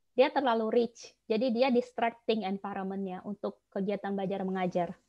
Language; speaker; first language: Indonesian; native; Indonesian